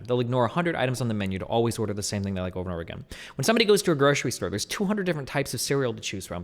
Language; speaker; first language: English; native; English